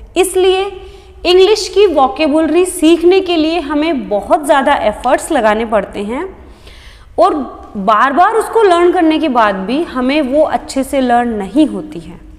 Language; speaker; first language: Hindi; native; Hindi